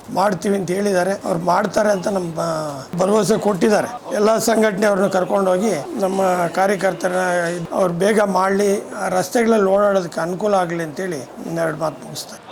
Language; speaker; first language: Kannada; native; Kannada